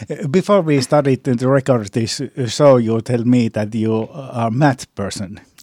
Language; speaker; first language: English; non-native, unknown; Finnish